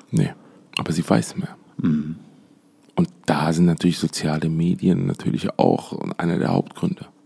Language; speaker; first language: German; native; German